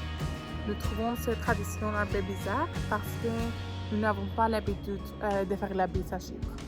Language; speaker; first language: French; non-native, learner; Greek